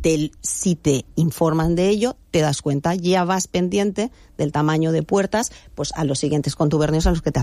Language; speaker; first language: Spanish; native; Spanish